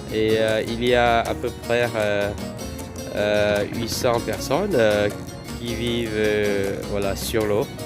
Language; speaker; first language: French; non-native, fluent; Vietnamese